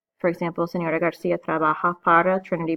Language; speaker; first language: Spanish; non-native, fluent; English